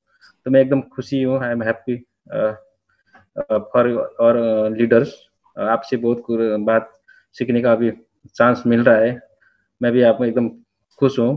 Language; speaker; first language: Hindi; non-native, learner; Nepali